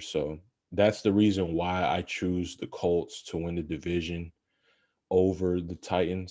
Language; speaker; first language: English; native; English